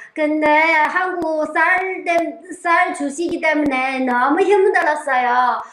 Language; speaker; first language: Korean; non-native, learner; Chinese